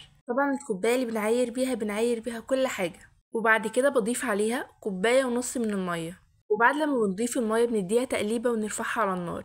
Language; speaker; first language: Arabic; native; Arabic